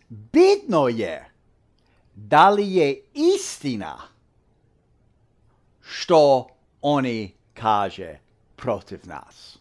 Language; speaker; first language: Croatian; early bilingual, heritage; English